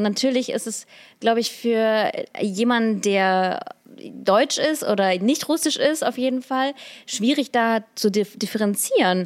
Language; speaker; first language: German; early bilingual, other home language; Russian